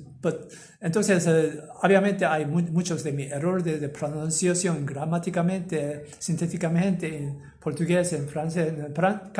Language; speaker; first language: Spanish; non-native, learner; Korean